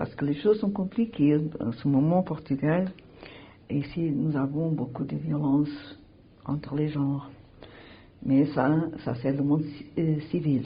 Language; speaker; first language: French; non-native, learner; Portuguese